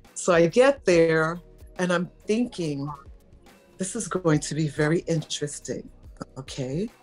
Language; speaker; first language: English; native; English